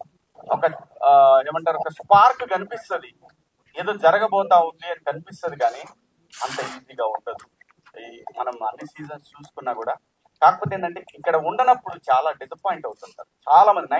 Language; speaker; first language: Telugu; native; Telugu